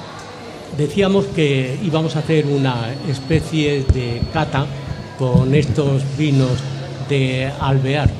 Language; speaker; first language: Spanish; native; Spanish